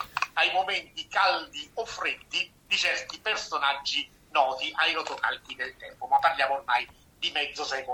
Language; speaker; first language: Italian; native; Italian